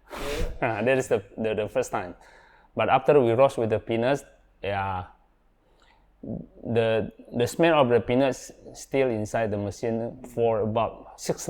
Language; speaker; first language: English; non-native, learner; Indonesian